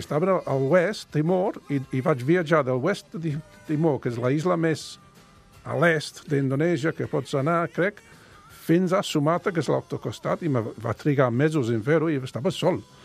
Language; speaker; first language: Catalan; non-native, fluent; English